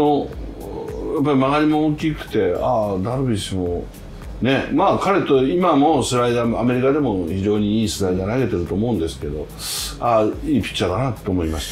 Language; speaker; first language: Japanese; native; Japanese